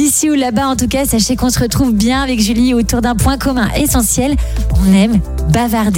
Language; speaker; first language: French; native; French